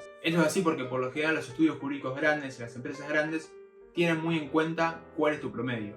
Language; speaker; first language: Spanish; native; Spanish